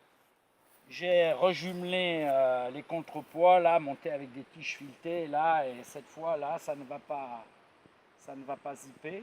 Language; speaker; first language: French; native; French